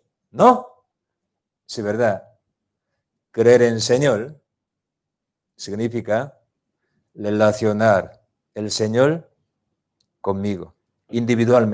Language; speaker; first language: Spanish; non-native, learner; Korean